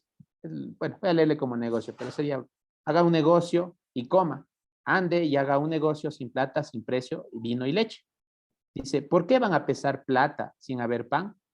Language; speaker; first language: Spanish; native; Spanish